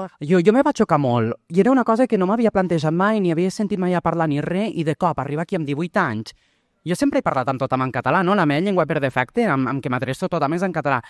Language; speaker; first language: Catalan; early bilingual, other home language; Portuguese